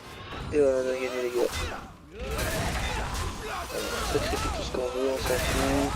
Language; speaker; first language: French; native; French